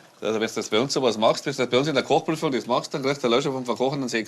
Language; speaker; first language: German; native; German